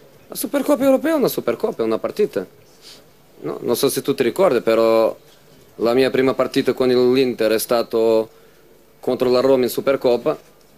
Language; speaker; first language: Italian; non-native, fluent; Portuguese